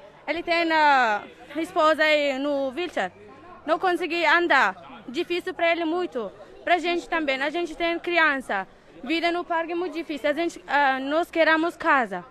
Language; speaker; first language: Portuguese; non-native, learner; Arabic